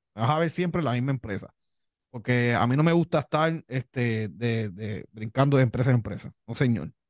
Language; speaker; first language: Spanish; native; Spanish